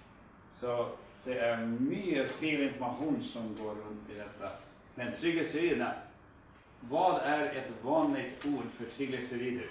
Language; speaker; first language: Swedish; non-native, fluent; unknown